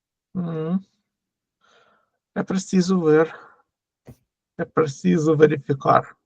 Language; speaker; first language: Portuguese; non-native, learner; Russian